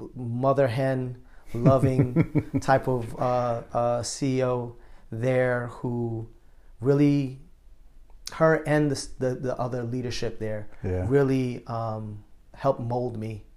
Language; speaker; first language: English; native; English